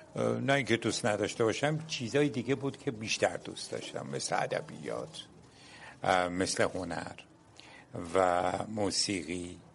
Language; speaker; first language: Persian; non-native, local second language; Azerbaijani